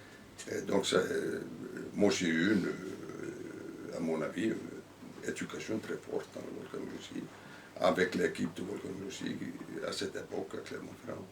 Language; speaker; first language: French; non-native, fluent; Icelandic